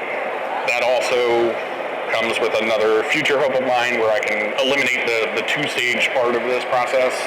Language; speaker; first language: English; native; English